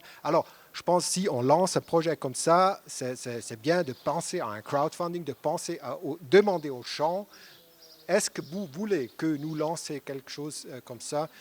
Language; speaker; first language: French; non-native, local second language; German